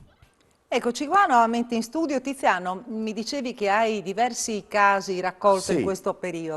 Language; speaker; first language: Italian; native; Italian